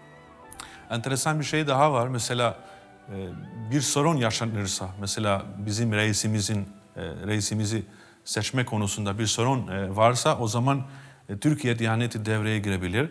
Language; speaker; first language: Turkish; non-native, fluent; Albanian